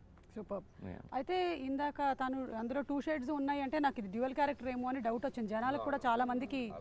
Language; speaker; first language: Telugu; native; Telugu